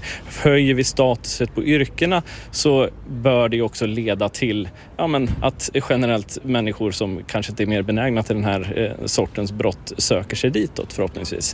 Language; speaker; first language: Swedish; native; Swedish